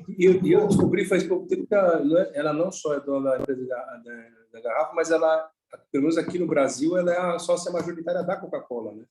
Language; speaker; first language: Portuguese; native; Portuguese